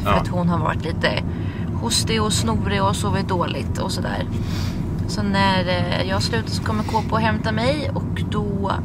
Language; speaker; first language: Swedish; native; Swedish